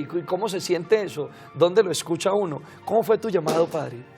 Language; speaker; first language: Spanish; native; Spanish